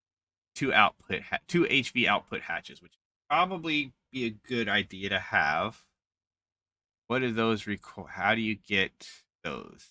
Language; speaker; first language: English; native; English